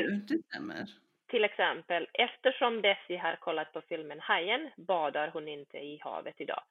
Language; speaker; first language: Swedish; early bilingual, other home language; Bosnian